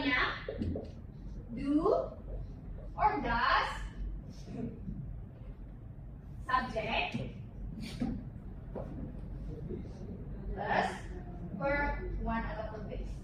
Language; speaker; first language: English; non-native, fluent; Indonesian